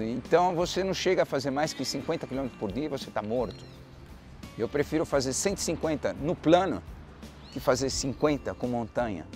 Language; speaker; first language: Portuguese; non-native, fluent; Spanish